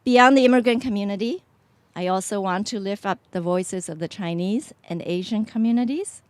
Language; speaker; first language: English; early bilingual, other home language; Chinese